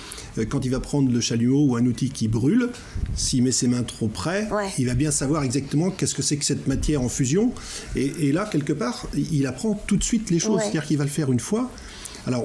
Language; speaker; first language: French; native; French